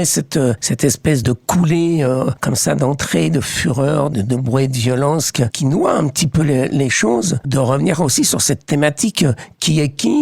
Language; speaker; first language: French; native; French